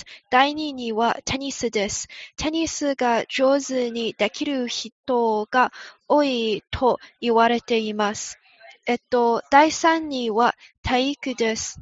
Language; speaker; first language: Japanese; non-native, learner; English